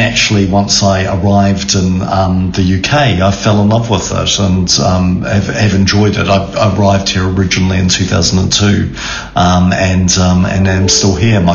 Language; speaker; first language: English; native; English